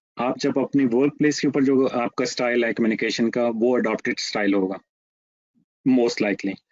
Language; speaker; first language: Urdu; native; Urdu